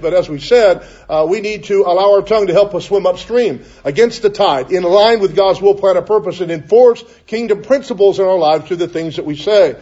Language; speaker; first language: English; native; English